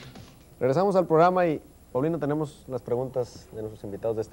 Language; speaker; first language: Spanish; native; Spanish